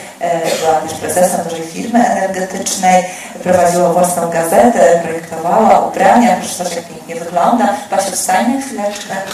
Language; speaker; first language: Polish; native; Polish